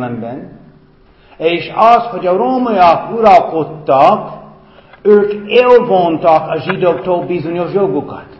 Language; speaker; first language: Hungarian; non-native, fluent; English